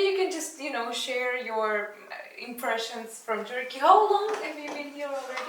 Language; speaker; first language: English; non-native, fluent; Russian